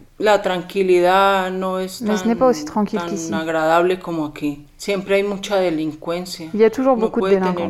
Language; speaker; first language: French; non-native, fluent; Spanish